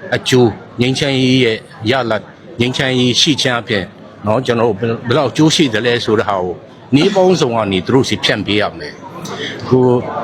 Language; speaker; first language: Burmese; non-native, local second language; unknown